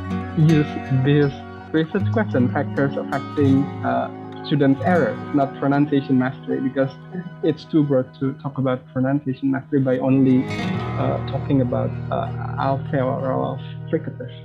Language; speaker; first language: English; non-native, fluent; Indonesian